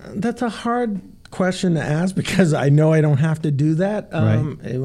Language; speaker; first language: English; native; English